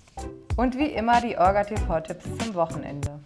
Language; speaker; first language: German; native; German